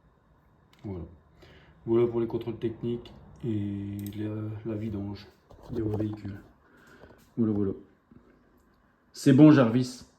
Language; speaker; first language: French; native; French